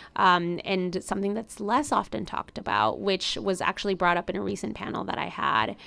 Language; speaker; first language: English; early bilingual, other home language; Spanish